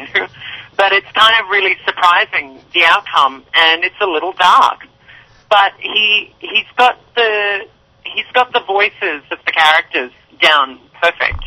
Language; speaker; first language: English; native; English